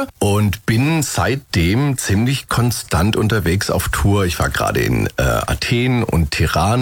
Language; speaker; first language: German; native; German